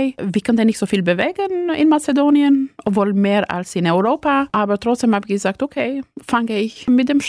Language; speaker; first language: German; non-native, fluent; Albanian